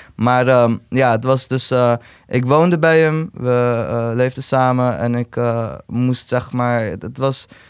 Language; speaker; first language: Dutch; early bilingual, other home language; Turkish